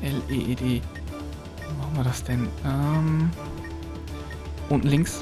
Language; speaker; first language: German; native; German